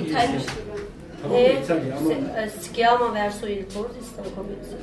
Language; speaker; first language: Italian; non-native, learner; Turkish